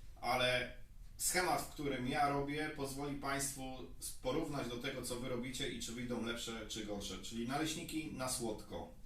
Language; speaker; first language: Polish; native; Polish